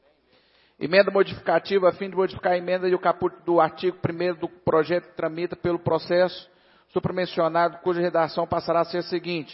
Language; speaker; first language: Portuguese; native; Portuguese